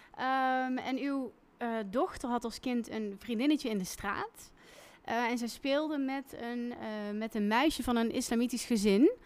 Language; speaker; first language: Dutch; native; Dutch